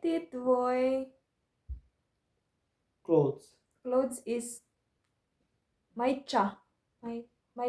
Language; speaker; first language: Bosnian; non-native, learner; Filipino